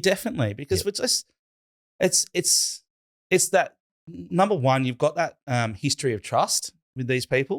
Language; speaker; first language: English; native; English